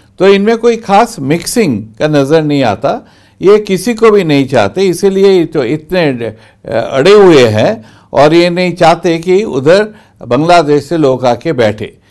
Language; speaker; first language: Hindi; non-native, local second language; Bangla